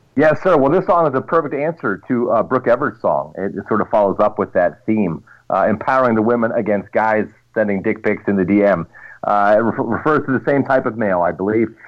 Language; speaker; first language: English; native; English